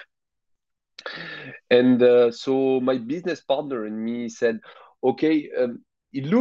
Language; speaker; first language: English; non-native, fluent; French